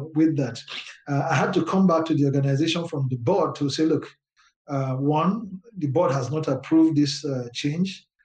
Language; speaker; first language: English; non-native, local second language; Yoruba